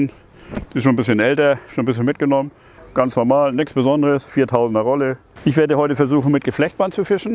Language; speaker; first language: German; native; German